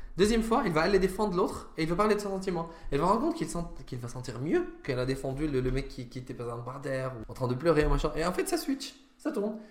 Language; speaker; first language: French; non-native, fluent; Arabic